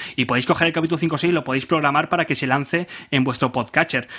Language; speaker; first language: Spanish; native; Spanish